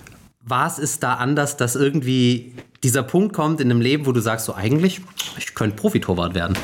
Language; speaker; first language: German; native; German